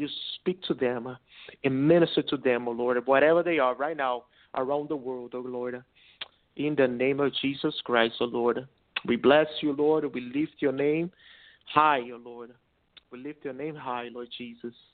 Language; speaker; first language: English; non-native, fluent; Portuguese